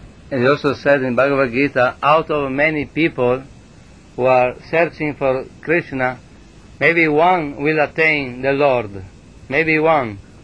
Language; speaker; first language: English; non-native, fluent; Italian